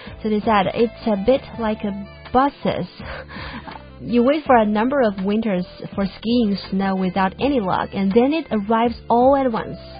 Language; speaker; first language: English; non-native, fluent; Chinese